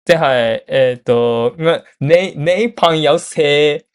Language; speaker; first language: Cantonese; non-native, learner; Japanese